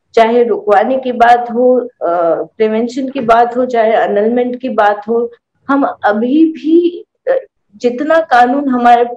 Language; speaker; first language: Hindi; native; Hindi